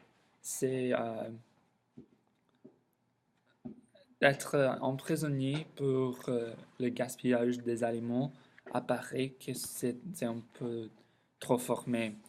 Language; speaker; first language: French; non-native, learner; English